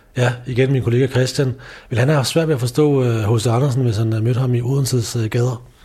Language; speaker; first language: Danish; native; Danish